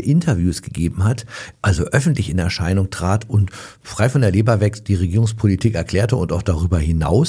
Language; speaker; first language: German; native; German